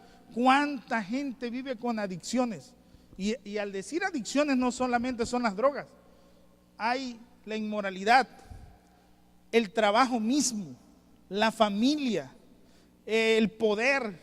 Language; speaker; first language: Spanish; native; Spanish